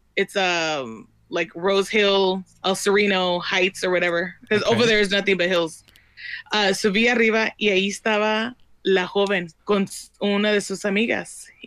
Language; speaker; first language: Spanish; early bilingual, heritage; Spanish